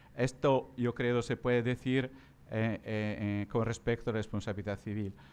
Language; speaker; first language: Spanish; non-native, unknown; Italian